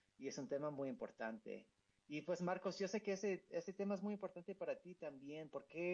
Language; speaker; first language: Spanish; non-native, fluent; English